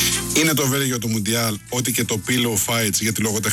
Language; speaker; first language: Greek; native; Greek